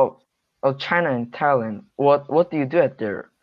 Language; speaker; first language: English; non-native, learner; Korean